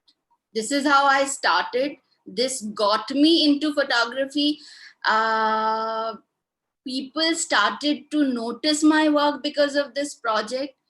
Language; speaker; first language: English; non-native, local second language; Hindi